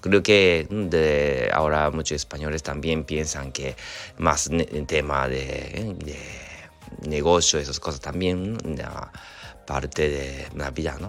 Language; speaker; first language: Spanish; non-native, learner; Japanese